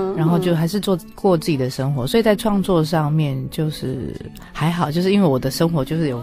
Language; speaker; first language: Chinese; non-native, local second language; Amis